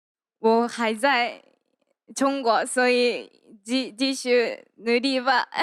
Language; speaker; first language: Chinese; non-native, learner; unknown